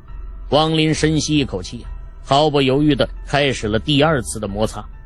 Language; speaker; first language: Chinese; native; Chinese